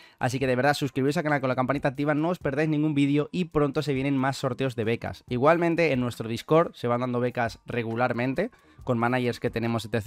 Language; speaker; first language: Spanish; native; Spanish